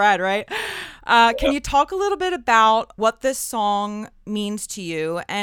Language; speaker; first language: English; native; English